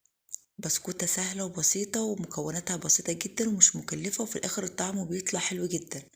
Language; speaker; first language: Arabic; native; Arabic